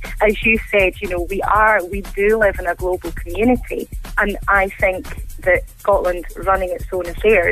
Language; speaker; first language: English; native; English